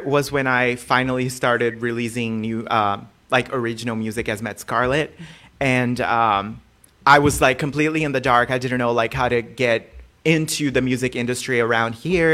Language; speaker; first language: English; non-native, fluent; Portuguese